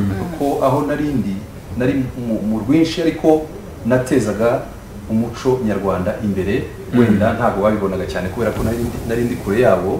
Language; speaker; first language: Kinyarwanda; early bilingual, heritage; Kinyarwanda